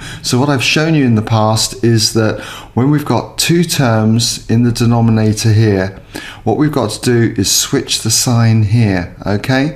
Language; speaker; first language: English; native; English